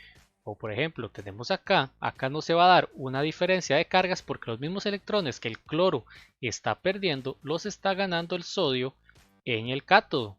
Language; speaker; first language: Spanish; native; Spanish